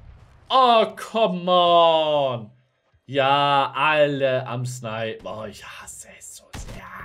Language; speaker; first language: German; native; German